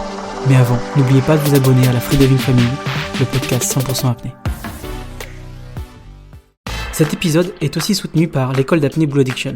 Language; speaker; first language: French; native; French